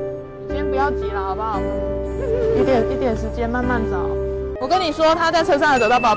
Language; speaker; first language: Chinese; native; Chinese